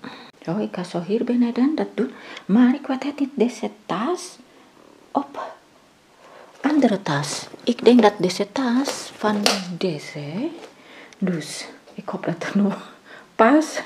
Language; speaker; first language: Dutch; non-native, learner; Indonesian